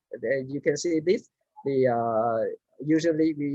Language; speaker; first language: English; non-native, learner; Vietnamese